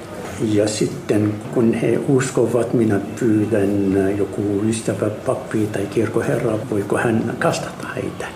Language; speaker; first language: Finnish; non-native, fluent; Arabic